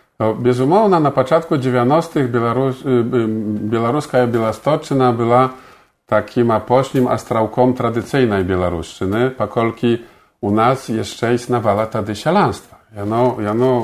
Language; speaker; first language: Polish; non-native, local second language; Belarusian